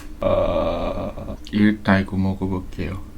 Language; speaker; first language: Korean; non-native, learner; Japanese